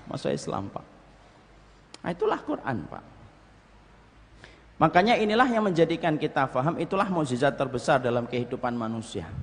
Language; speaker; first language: Indonesian; native; Indonesian